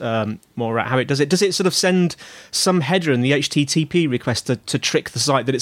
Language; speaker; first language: English; native; English